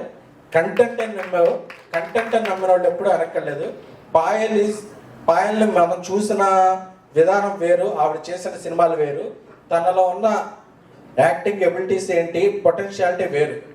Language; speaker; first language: Telugu; native; Telugu